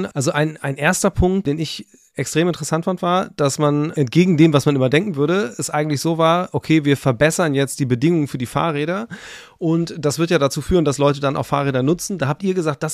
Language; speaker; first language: German; native; German